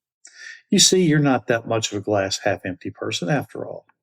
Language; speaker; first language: English; native; English